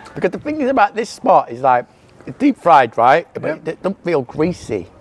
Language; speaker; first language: English; native; English